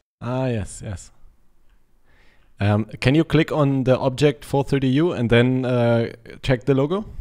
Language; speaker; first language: English; non-native, learner; German